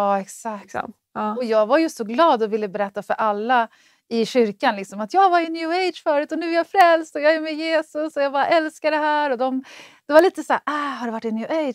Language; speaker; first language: Swedish; native; Swedish